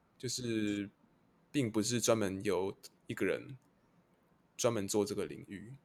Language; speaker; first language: Chinese; native; Chinese